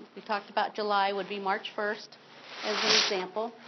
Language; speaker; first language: English; native; English